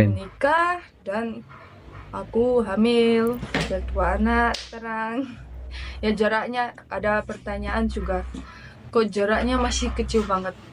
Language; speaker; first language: Indonesian; early bilingual, other home language; Russian